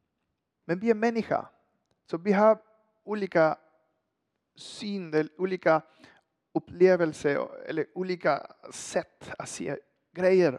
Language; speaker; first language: Swedish; non-native, fluent; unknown